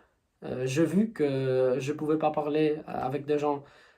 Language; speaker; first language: French; non-native, learner; Spanish